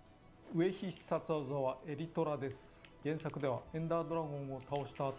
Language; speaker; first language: Japanese; native; Japanese